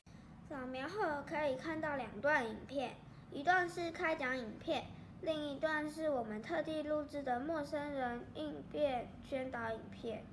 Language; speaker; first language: Chinese; native; Chinese